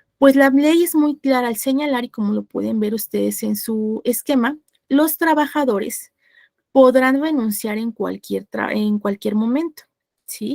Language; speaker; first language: Spanish; native; Spanish